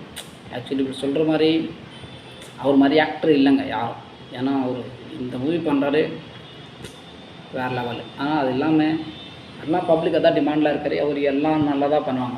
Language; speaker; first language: Tamil; non-native, learner; Hindi